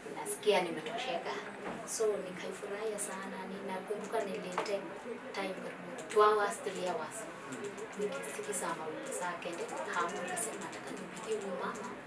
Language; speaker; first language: Swahili; non-native, local second language; Kalenjin